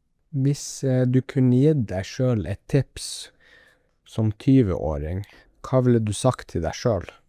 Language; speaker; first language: Norwegian; native; Norwegian